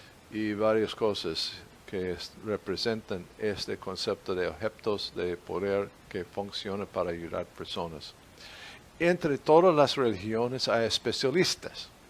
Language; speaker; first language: Spanish; non-native, fluent; English